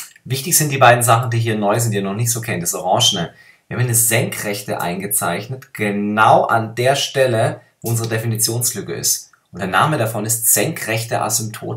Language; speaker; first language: German; native; German